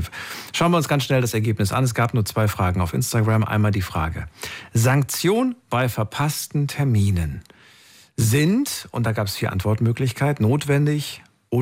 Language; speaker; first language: German; native; German